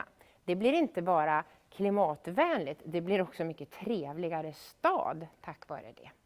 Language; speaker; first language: Swedish; native; Swedish